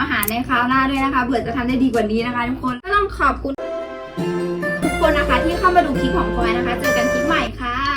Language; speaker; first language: Thai; native; Thai